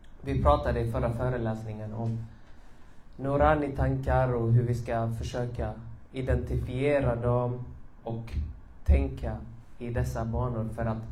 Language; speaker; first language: Swedish; early bilingual, other home language; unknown